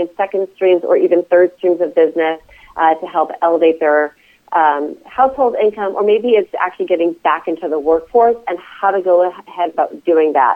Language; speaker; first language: English; native; English